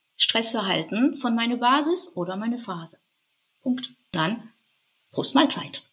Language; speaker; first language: German; non-native, fluent; French